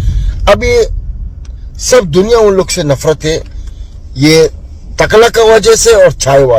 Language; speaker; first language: Hindi; non-native, learner; Arabic